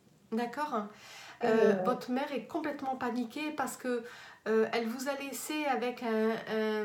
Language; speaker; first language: French; native; French